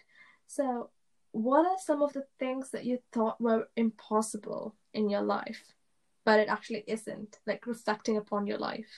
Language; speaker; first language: English; early bilingual, other home language; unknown